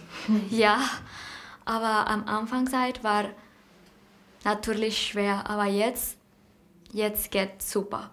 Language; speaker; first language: German; non-native, learner; Spanish